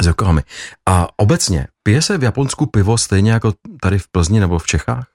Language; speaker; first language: Czech; native; Czech